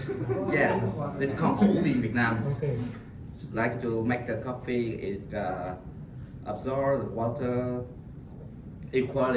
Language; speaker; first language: English; non-native, learner; Vietnamese